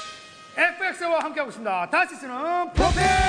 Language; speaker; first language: Korean; native; Korean